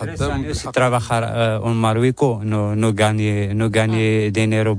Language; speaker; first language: Spanish; non-native, learner; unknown